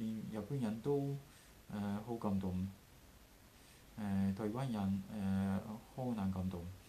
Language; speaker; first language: Cantonese; non-native, learner; Japanese